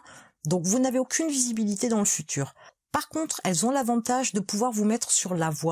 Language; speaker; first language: French; native; French